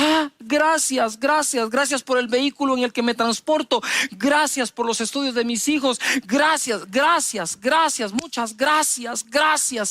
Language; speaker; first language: Spanish; native; Spanish